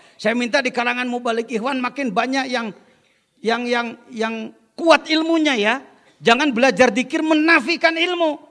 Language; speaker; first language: Indonesian; non-native, local second language; Sundanese